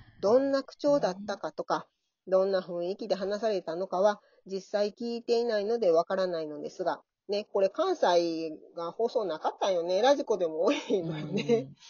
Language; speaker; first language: Japanese; native; Japanese